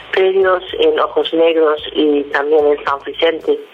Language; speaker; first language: Spanish; non-native, fluent; Dutch